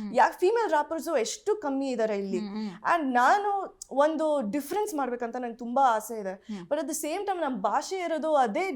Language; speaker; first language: Kannada; early bilingual, heritage; Kannada